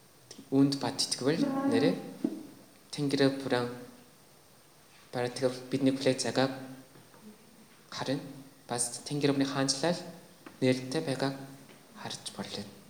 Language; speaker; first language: Mongolian; non-native, fluent; Korean